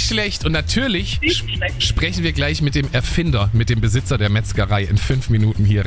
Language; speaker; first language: German; native; German